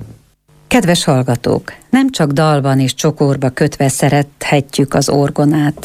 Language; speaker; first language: Hungarian; native; Hungarian